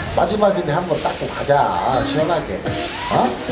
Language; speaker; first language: Korean; native; Korean